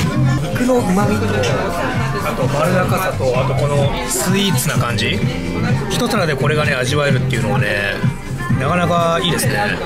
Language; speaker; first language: Japanese; native; Japanese